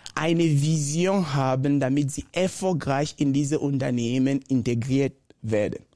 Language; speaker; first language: German; non-native, fluent; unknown